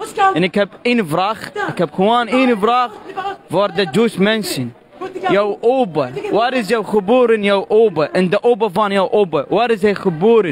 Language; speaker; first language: Dutch; non-native, learner; Arabic